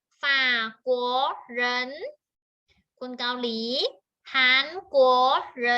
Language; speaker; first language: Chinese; non-native, fluent; Thai